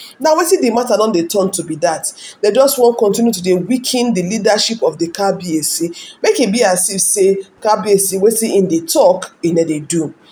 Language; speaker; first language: Nigerian Pidgin; non-native, local second language; Igbo